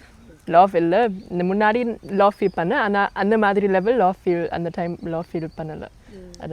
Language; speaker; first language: Tamil; non-native, learner; German